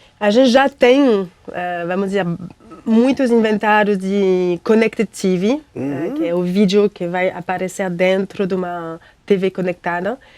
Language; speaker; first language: Portuguese; non-native, fluent; French